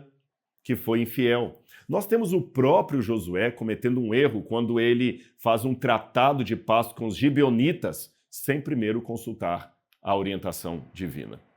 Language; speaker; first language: Portuguese; native; Portuguese